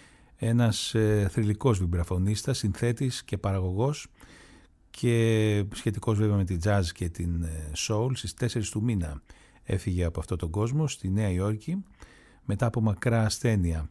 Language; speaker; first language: Greek; native; Greek